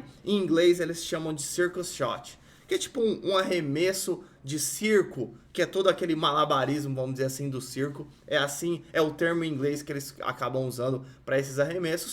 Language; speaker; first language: Portuguese; native; Portuguese